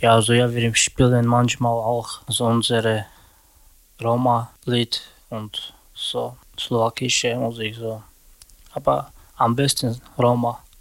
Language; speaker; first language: German; non-native, learner; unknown